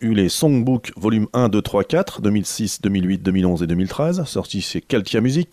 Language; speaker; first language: French; native; French